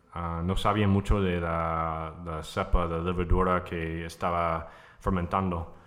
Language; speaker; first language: Spanish; non-native, fluent; English